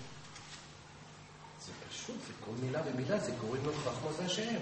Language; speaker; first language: Hebrew; non-native, fluent; English